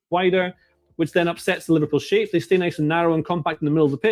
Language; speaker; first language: English; native; English